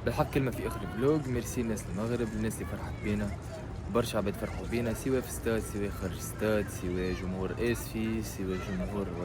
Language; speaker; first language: Arabic; native; Arabic